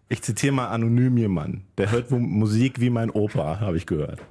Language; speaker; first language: German; native; German